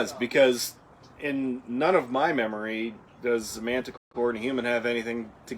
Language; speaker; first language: English; native; English